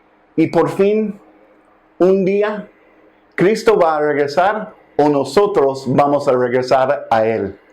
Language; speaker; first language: Spanish; non-native, fluent; English